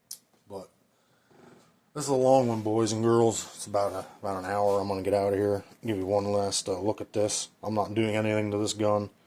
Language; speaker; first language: English; native; English